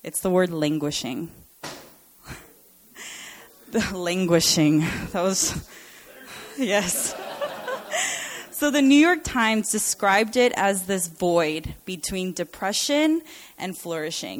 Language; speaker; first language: English; native; English